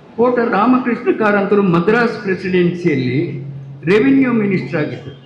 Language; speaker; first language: Kannada; non-native, local second language; Tulu